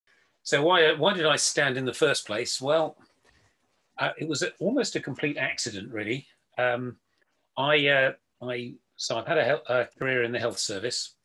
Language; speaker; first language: English; native; English